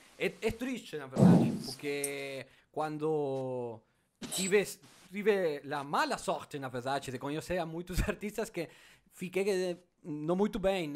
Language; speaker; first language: Portuguese; non-native, learner; Spanish